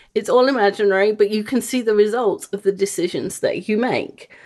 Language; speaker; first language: English; native; English